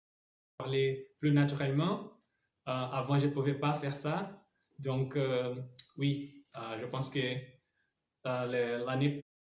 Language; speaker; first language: French; non-native, learner; Portuguese